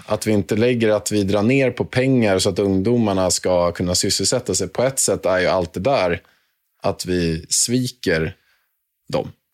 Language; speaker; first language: Swedish; native; Swedish